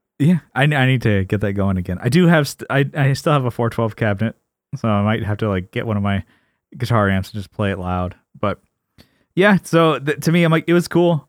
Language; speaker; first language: English; native; English